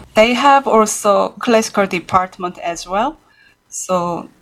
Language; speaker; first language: English; non-native, learner; Korean